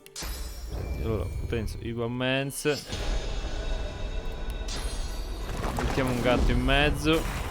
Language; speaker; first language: Italian; native; Italian